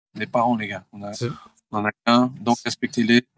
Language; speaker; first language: French; early bilingual, other home language; Thai